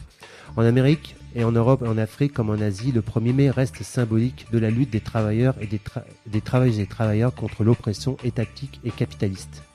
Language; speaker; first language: French; native; French